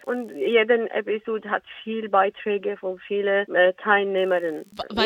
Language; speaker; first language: German; non-native, learner; Arabic